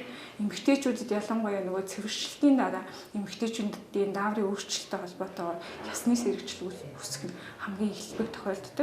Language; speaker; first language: Mongolian; native; Mongolian